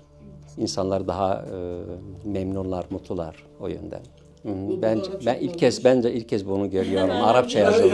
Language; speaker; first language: Turkish; non-native, local second language; Syriac